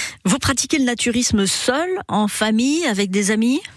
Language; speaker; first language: French; native; French